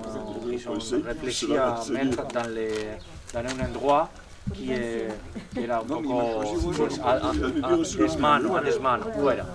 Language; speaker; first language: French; non-native, fluent; Spanish